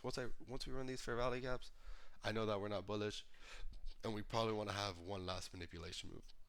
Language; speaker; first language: English; native; English